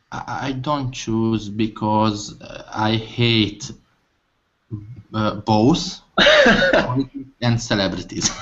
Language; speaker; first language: English; non-native, learner; Hungarian